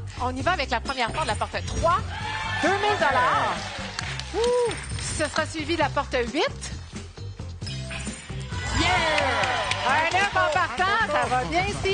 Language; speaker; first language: French; native; French